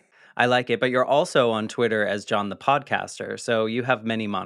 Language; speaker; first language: English; native; English